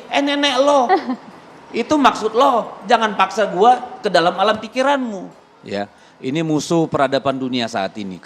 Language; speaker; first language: Indonesian; native; Indonesian